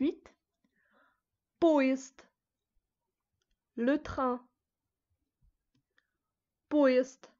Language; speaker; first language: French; non-native, fluent; Russian